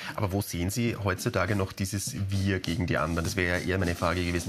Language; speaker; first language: German; native; German